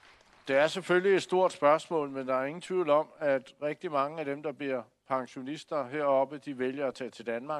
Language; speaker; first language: Danish; native; Danish